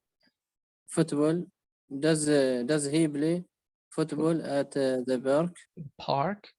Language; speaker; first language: English; non-native, learner; Arabic